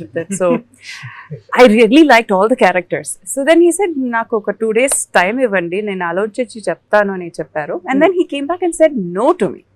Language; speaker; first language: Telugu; non-native, fluent; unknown